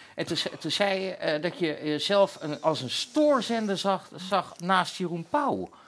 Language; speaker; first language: Dutch; native; Dutch